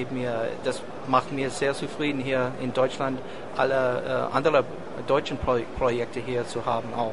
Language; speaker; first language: German; non-native, fluent; English